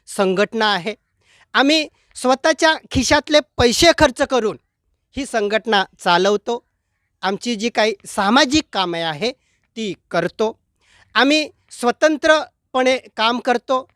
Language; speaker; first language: Marathi; non-native, local second language; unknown